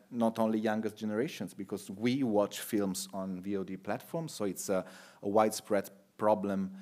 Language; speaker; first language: English; non-native, fluent; Italian